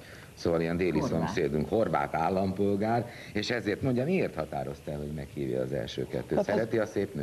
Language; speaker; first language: Hungarian; native; Hungarian